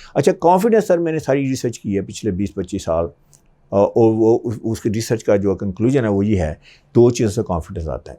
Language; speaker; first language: Urdu; native; Urdu